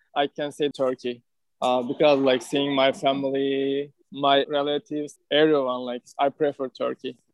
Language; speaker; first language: English; non-native, learner; Turkish